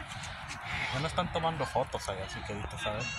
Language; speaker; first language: Spanish; early bilingual, heritage; Spanish